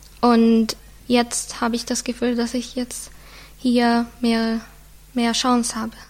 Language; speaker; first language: German; non-native, fluent; Arabic